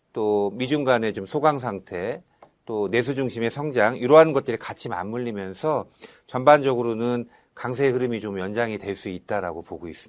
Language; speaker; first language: Korean; native; Korean